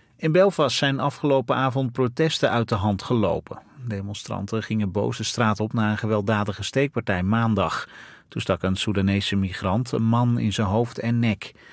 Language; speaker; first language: Dutch; native; Dutch